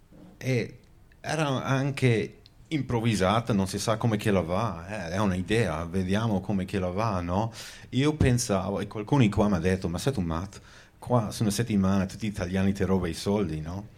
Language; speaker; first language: Italian; early bilingual, heritage; Venetian